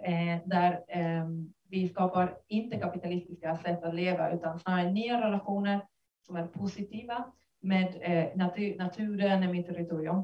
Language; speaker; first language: Swedish; non-native, fluent; Spanish